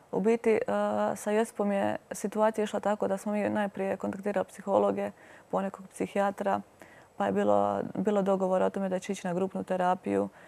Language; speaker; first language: Croatian; native; Croatian